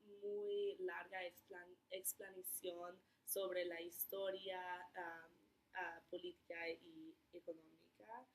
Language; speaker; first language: Spanish; non-native, learner; English